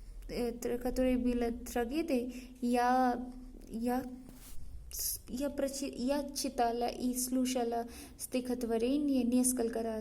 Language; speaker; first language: Russian; non-native, learner; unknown